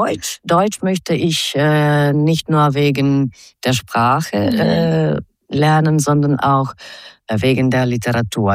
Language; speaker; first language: German; non-native, fluent; Croatian